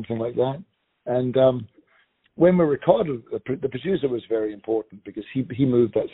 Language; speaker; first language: English; native; English